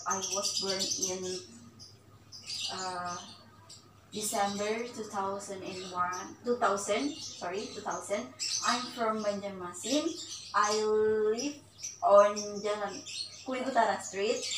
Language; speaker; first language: English; non-native, learner; Indonesian